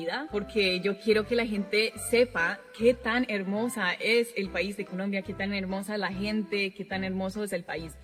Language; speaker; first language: Spanish; non-native, fluent; English